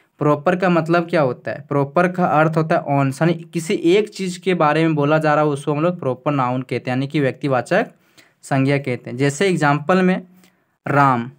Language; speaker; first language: Hindi; native; Hindi